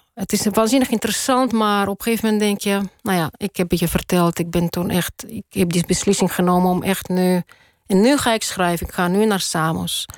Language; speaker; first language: Dutch; non-native, fluent; Russian